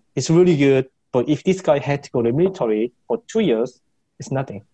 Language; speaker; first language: English; non-native, fluent; Korean